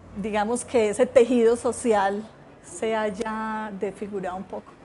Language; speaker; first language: Spanish; native; Spanish